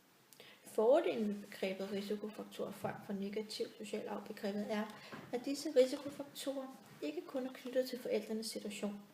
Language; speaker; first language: Danish; native; Danish